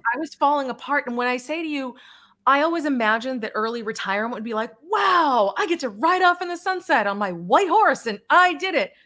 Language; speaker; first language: English; native; English